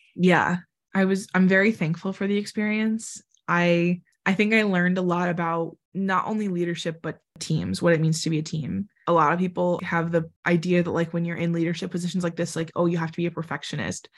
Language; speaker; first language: English; native; English